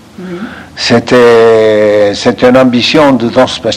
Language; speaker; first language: French; non-native, fluent; Portuguese